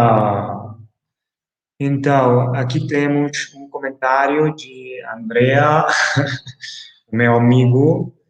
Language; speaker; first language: Portuguese; non-native, fluent; Italian